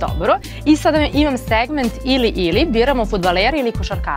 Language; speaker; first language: Serbian; native; Serbian